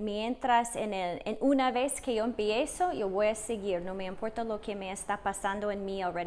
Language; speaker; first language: Spanish; non-native, fluent; English